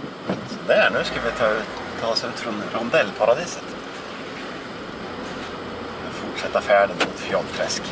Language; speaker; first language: Swedish; native; Swedish